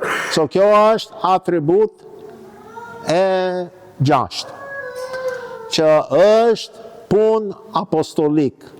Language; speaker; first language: Albanian; non-native, fluent; English